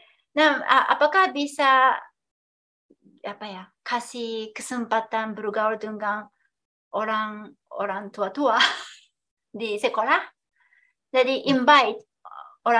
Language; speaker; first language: Indonesian; non-native, fluent; Japanese